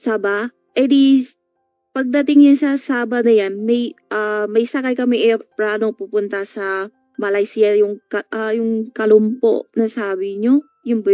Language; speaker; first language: Filipino; non-native, learner; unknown